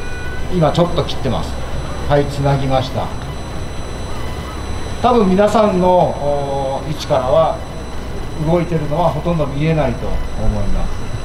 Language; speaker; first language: Japanese; native; Japanese